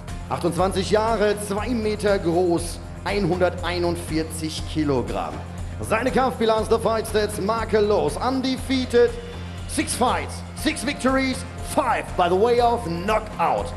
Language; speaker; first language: English; non-native, fluent; German